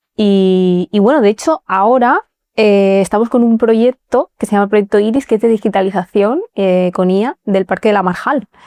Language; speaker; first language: Spanish; native; Spanish